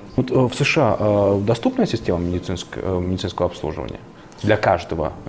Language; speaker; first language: Russian; native; Russian